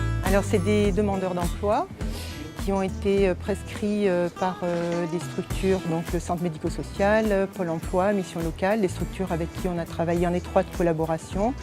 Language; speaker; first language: French; native; French